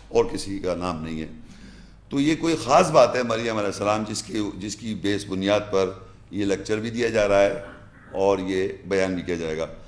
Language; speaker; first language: Urdu; native; Urdu